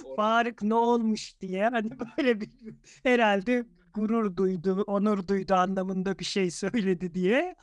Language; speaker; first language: Turkish; native; Turkish